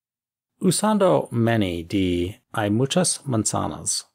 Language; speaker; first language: Spanish; non-native, fluent; English